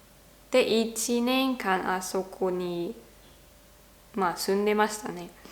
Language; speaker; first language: Japanese; non-native, learner; German